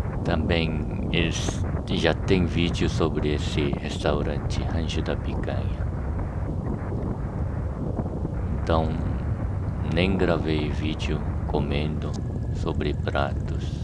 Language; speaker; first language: Portuguese; non-native, fluent; Korean